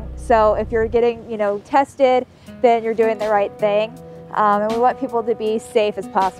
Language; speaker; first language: English; native; English